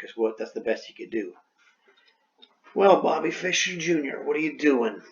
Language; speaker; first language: English; native; English